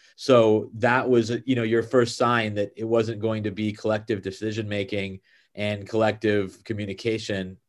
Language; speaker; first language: English; native; English